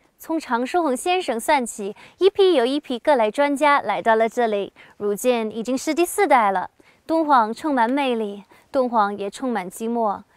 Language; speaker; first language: Chinese; non-native, fluent; English